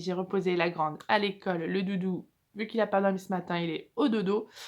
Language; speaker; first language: French; native; French